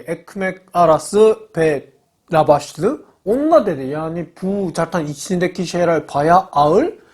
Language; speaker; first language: Turkish; non-native, learner; Korean